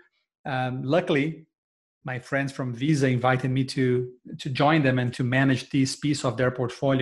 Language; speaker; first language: English; non-native, fluent; Portuguese